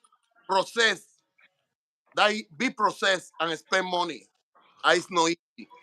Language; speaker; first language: English; non-native, learner; Spanish